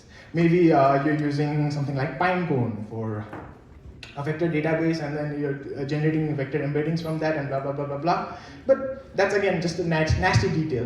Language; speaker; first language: English; non-native, local second language; Nepali